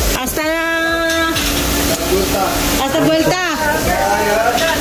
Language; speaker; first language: Spanish; non-native, learner; Filipino